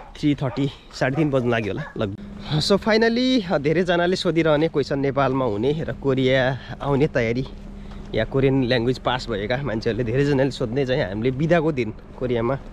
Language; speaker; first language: Nepali; native; Nepali